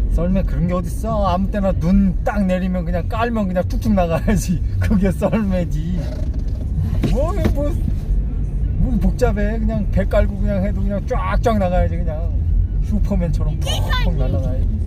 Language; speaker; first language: Korean; native; Korean